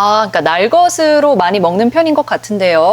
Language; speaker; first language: Korean; native; Korean